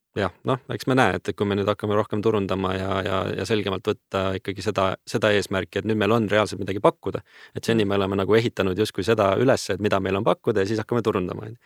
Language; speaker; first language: Estonian; native; Estonian